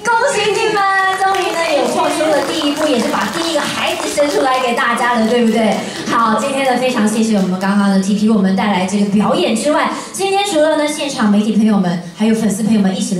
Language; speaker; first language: Chinese; native; Chinese